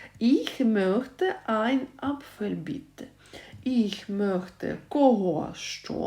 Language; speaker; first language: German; non-native, fluent; Ukrainian